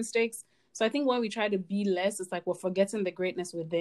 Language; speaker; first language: English; non-native, local second language; Yoruba